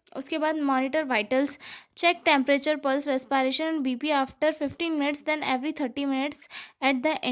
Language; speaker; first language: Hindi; native; Hindi